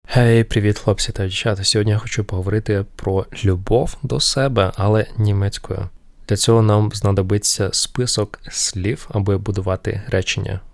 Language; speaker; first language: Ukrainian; non-native, local second language; Russian